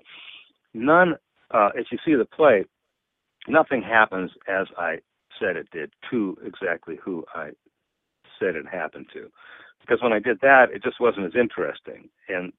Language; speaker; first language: English; native; English